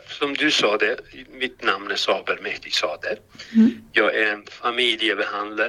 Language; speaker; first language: Swedish; non-native, fluent; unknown